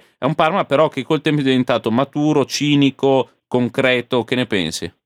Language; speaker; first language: Italian; native; Italian